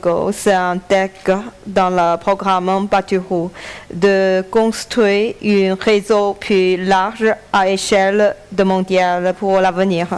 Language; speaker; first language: French; non-native, learner; Chinese